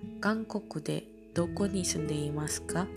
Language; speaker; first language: Japanese; non-native, learner; Indonesian